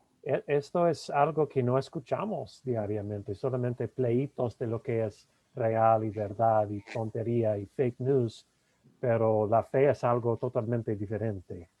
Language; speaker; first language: Spanish; non-native, fluent; English